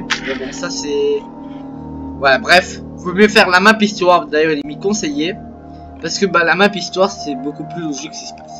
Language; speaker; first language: French; native; French